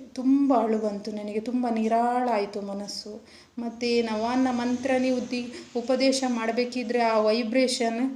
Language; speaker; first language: Kannada; native; Kannada